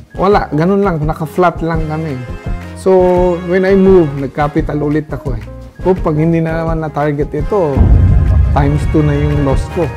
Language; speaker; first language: Filipino; non-native, local second language; Iloko